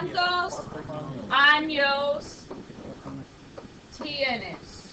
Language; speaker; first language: Spanish; non-native, fluent; English